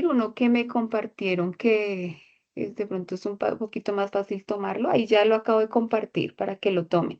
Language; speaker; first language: Spanish; native; Spanish